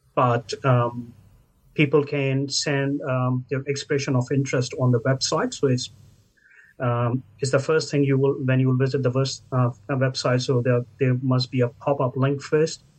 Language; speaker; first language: English; non-native, local second language; Hindi